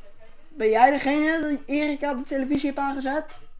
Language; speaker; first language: Dutch; native; Dutch